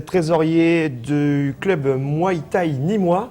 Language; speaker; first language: French; native; French